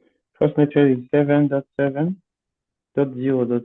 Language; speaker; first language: English; non-native, learner; Portuguese